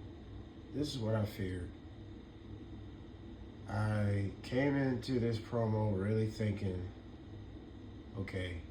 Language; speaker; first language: English; native; English